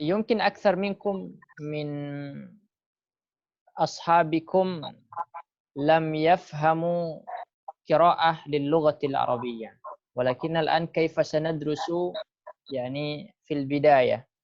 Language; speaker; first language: Arabic; non-native, fluent; Indonesian